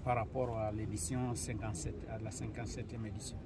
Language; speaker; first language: French; non-native, local second language; Swahili